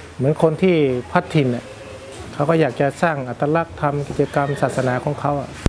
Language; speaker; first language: Thai; native; Thai